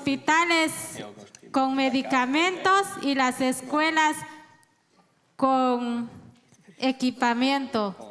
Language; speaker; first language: Spanish; non-native, local second language; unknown